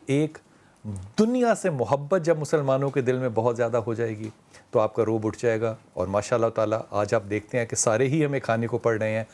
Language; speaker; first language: Urdu; native; Urdu